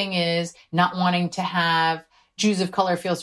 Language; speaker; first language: English; non-native, fluent; Korean